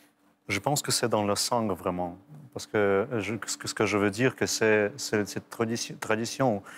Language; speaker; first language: French; non-native, fluent; Ukrainian